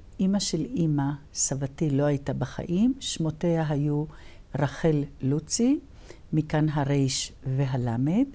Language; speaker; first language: Hebrew; early bilingual, other home language; Polish